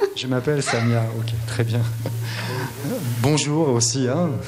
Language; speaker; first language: French; native; French